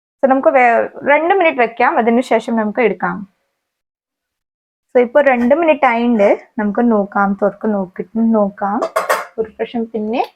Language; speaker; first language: Malayalam; non-native, learner; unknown